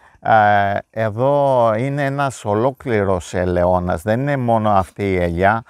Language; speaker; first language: Greek; native; Greek